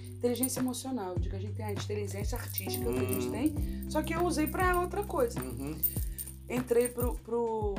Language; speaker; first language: Portuguese; native; Portuguese